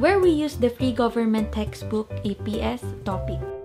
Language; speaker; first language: English; non-native, local second language; Filipino